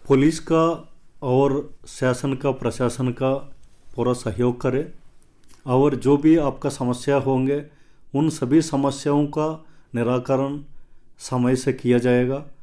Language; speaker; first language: Hindi; non-native, local second language; Telugu